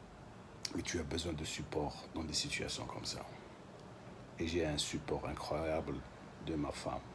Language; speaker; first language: French; non-native, local second language; Arabic